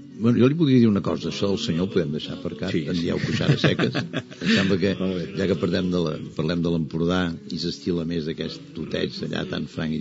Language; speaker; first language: Catalan; native; Catalan